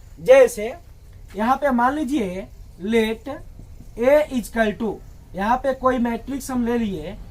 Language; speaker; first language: Hindi; native; Hindi